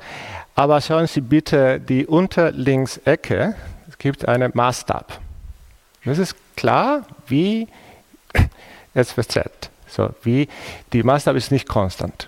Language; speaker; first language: German; non-native, fluent; Spanish